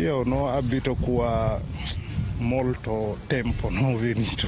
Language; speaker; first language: Italian; non-native, learner; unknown